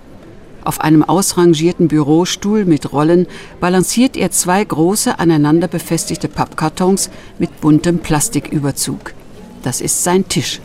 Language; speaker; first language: German; native; German